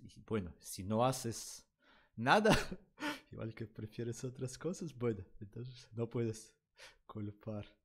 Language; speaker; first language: Spanish; non-native, learner; Russian